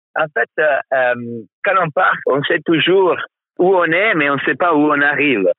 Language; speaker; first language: French; non-native, fluent; Italian